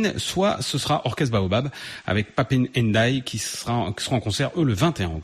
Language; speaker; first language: French; native; French